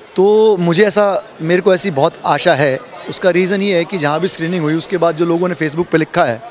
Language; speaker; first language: Hindi; native; Hindi